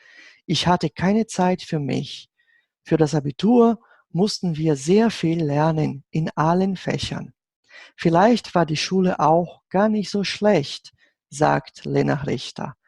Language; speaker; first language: German; non-native, fluent; Portuguese